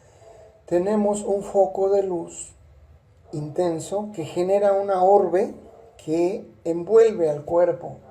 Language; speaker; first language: Spanish; native; Spanish